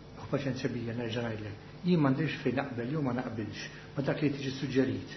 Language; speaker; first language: Maltese; native; Maltese